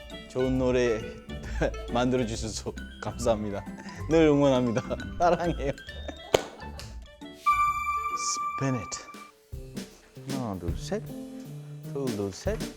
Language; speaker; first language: Korean; non-native, fluent; Hindi